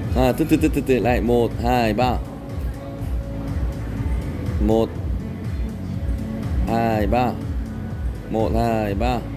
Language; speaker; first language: Vietnamese; non-native, learner; Korean